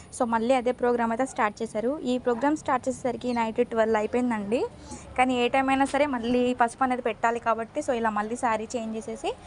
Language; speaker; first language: Telugu; non-native, local second language; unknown